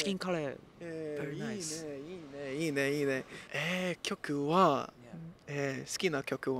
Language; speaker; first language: Japanese; non-native, learner; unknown